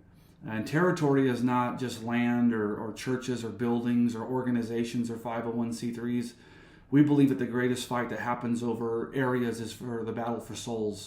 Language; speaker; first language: English; native; English